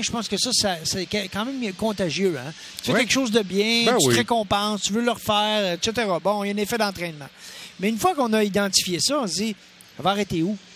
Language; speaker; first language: French; native; French